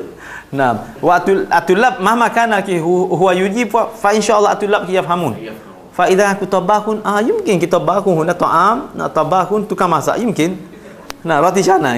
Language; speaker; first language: Arabic; non-native, fluent; Malay